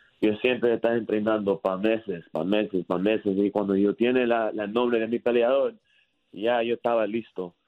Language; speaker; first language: Spanish; early bilingual, heritage; English